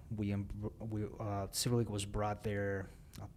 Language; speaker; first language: English; non-native, fluent; Russian